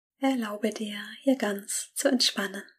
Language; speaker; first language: German; native; German